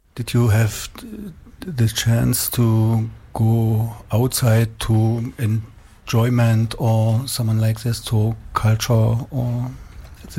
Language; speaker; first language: English; non-native, learner; German